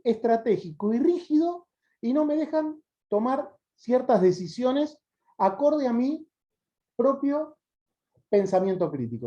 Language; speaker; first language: Spanish; native; Spanish